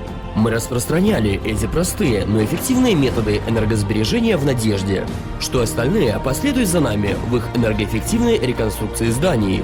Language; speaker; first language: Russian; native; Russian